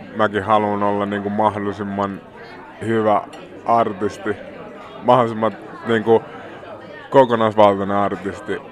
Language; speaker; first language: Finnish; native; Finnish